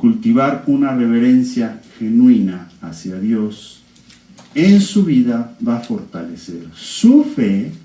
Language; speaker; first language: Spanish; native; Spanish